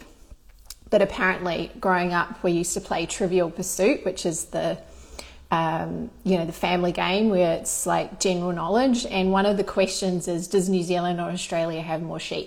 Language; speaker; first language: English; native; English